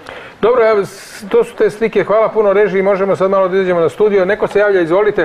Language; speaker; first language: Croatian; native; Croatian